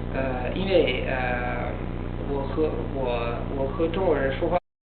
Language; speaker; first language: Chinese; non-native, learner; Italian